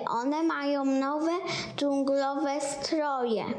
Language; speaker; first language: Polish; native; Polish